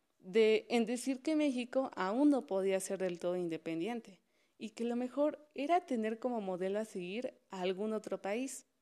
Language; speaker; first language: Spanish; native; Spanish